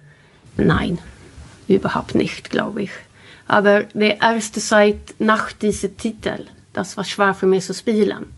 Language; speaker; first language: German; non-native, learner; Swedish